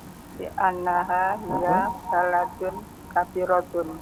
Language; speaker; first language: Arabic; non-native, learner; Indonesian